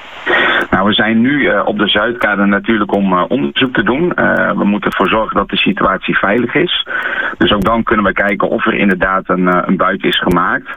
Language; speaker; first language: Dutch; native; Dutch